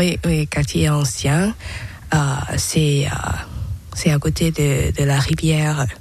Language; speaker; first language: French; non-native, learner; Thai